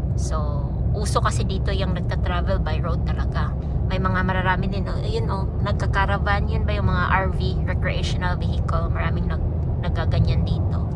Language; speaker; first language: Filipino; non-native, local second language; Cebuano